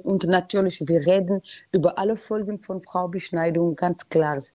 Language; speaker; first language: German; non-native, learner; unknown